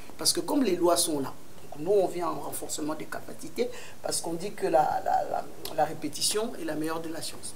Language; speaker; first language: French; non-native, local second language; Lingala